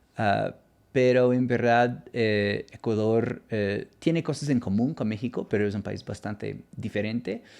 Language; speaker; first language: Spanish; non-native, fluent; English